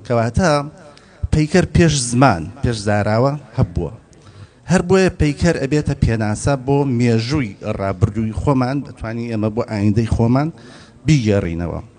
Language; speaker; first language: Central Kurdish; native; Central Kurdish